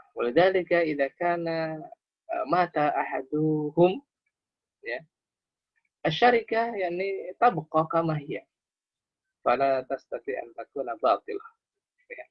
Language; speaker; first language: Arabic; non-native, fluent; Indonesian